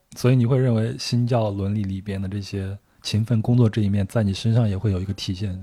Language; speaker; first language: Chinese; native; Chinese